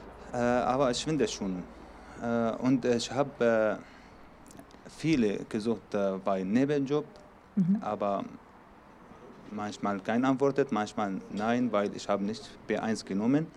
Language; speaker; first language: German; non-native, learner; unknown